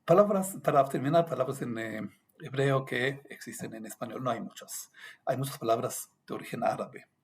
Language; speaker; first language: Spanish; non-native, fluent; Hebrew